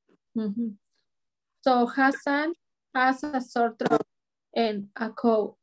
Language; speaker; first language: English; non-native, learner; Spanish